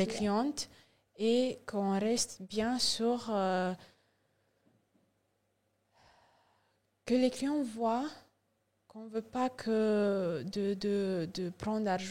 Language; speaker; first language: French; non-native, learner; Romanian